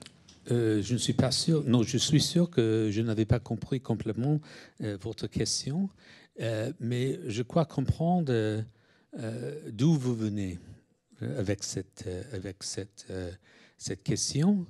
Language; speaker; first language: French; non-native, fluent; English